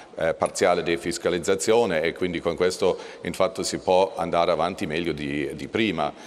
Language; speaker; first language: Italian; non-native, fluent; German